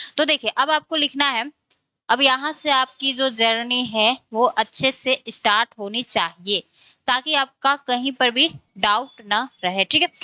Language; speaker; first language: Hindi; native; Hindi